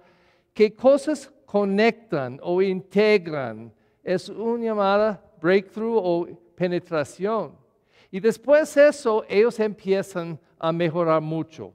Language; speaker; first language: Spanish; non-native, learner; English